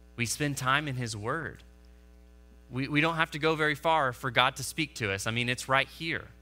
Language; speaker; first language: English; native; English